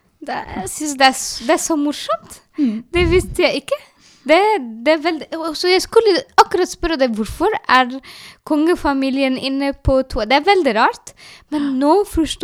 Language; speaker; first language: Norwegian; non-native, learner; Arabic